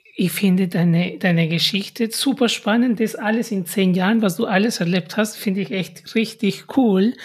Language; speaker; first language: German; non-native, fluent; Spanish